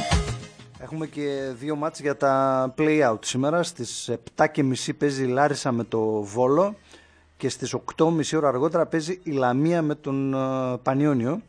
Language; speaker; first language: Greek; native; Greek